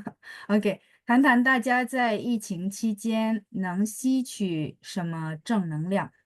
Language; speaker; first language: Chinese; non-native, fluent; Indonesian